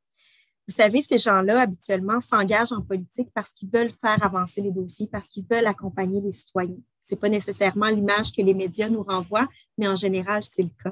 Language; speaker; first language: French; native; French